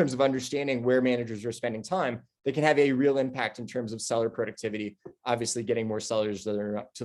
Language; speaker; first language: English; native; English